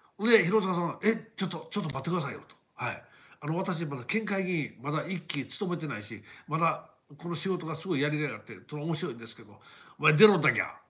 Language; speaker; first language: Japanese; native; Japanese